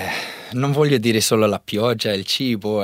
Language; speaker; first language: Italian; non-native, learner; English